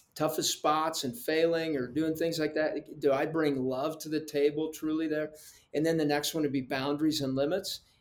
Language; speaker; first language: English; early bilingual, other home language; Spanish